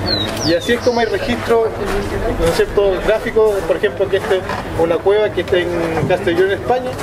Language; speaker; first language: Spanish; native; Spanish